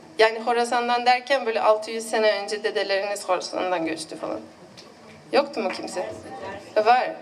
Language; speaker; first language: Turkish; non-native, fluent; Polish